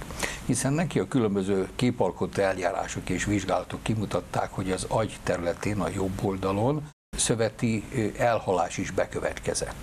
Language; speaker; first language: Hungarian; native; Hungarian